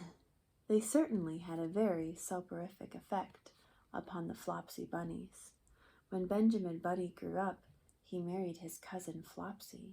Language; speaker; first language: English; native; English